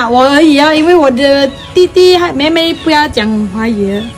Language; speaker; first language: Chinese; non-native, local second language; Malay